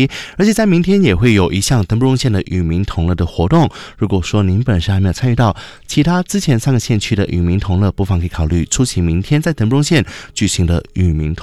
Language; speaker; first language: Chinese; native; Chinese